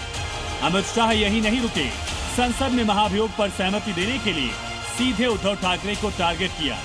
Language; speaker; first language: Hindi; native; Hindi